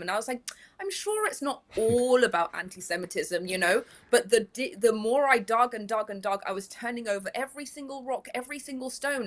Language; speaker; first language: English; early bilingual, other home language; Persian